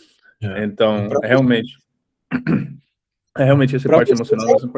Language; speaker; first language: Portuguese; early bilingual, heritage; English